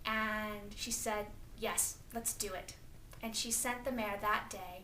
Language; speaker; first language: English; native; English